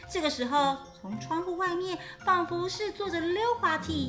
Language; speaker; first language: Chinese; native; Chinese